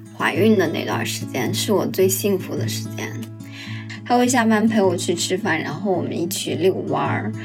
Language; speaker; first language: Chinese; native; Chinese